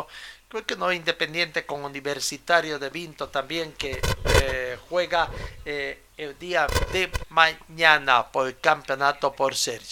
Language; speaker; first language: Spanish; native; Spanish